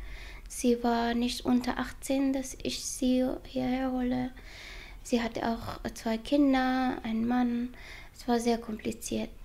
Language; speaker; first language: German; non-native, learner; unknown